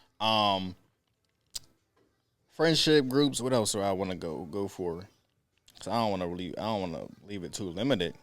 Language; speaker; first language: English; native; English